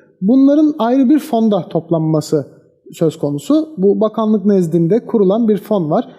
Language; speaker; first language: Turkish; native; Turkish